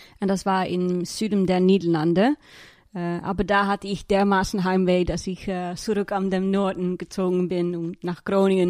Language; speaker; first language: German; non-native, learner; Dutch